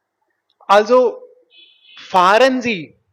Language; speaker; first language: German; non-native, fluent; Hindi